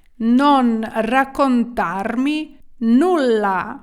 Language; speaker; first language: Italian; non-native, fluent; Ukrainian